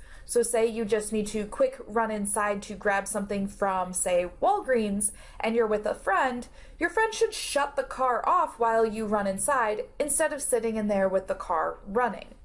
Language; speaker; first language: English; native; English